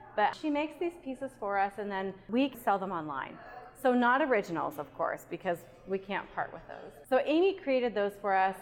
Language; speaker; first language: English; native; English